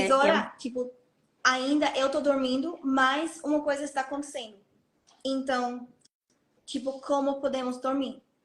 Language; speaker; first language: Portuguese; non-native, fluent; Hebrew